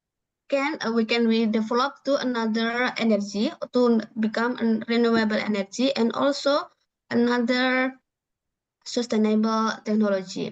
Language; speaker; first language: English; non-native, learner; Indonesian